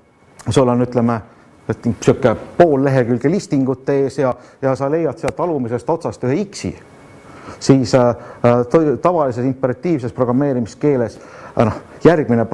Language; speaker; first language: Estonian; native; Estonian